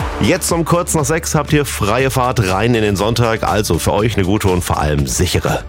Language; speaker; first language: German; native; German